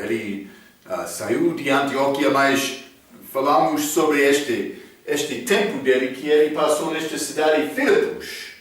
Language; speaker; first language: Portuguese; non-native, fluent; English